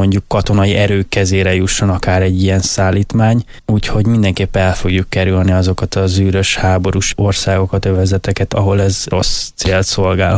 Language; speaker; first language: Hungarian; native; Hungarian